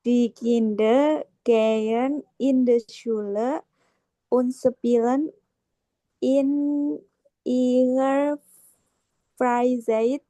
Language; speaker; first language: German; non-native, learner; Indonesian